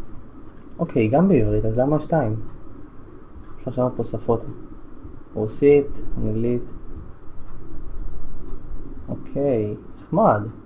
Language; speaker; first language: Hebrew; native; Hebrew